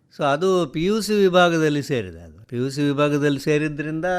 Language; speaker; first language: Kannada; native; Kannada